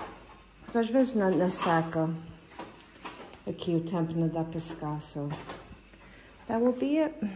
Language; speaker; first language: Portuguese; early bilingual, heritage; Portuguese